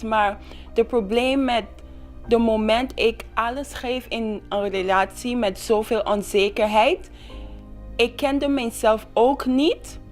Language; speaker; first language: Dutch; non-native, local second language; Papiamento